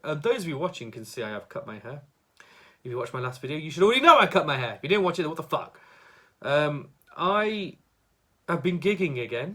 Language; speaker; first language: English; native; English